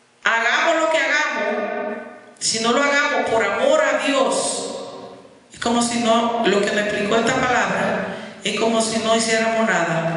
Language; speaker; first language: Spanish; native; Spanish